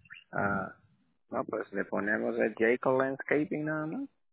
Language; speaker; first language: Spanish; native; Spanish